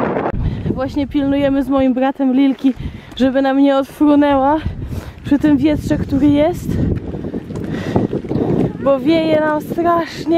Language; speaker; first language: Polish; native; Polish